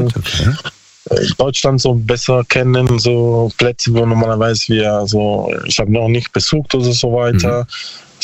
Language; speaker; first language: German; non-native, learner; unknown